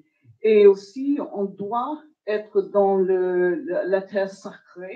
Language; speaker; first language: French; non-native, fluent; English